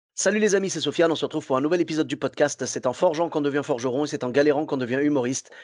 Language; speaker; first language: French; non-native, local second language; Arabic